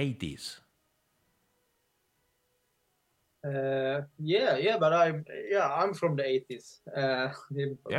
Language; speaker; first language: English; non-native, fluent; Swedish